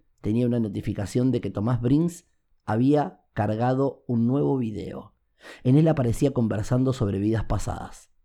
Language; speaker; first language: Spanish; native; Spanish